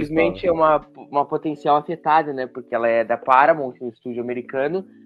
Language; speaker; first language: Portuguese; native; Portuguese